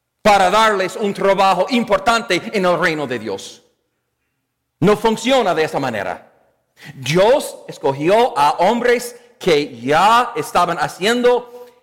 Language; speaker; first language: Spanish; non-native, fluent; English